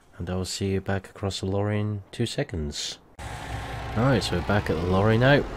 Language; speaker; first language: English; native; English